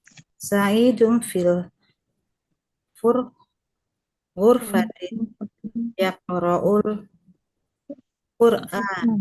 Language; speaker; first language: Arabic; non-native, learner; Indonesian